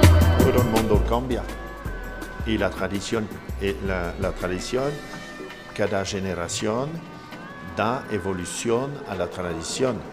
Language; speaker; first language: Spanish; non-native, fluent; French